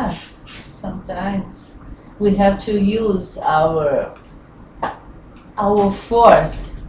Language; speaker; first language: English; non-native, learner; Portuguese